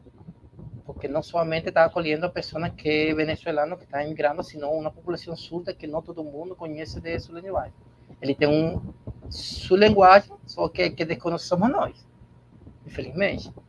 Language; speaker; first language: Portuguese; non-native, learner; Spanish